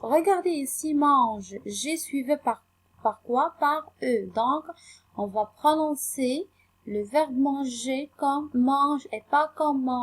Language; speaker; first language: French; non-native, local second language; Arabic